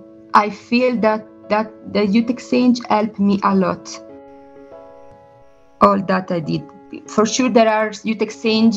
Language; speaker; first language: English; non-native, learner; Italian